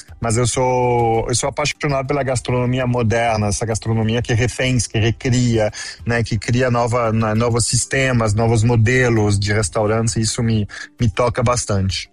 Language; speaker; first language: Portuguese; non-native, fluent; French